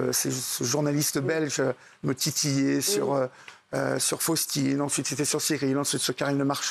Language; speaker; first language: French; native; French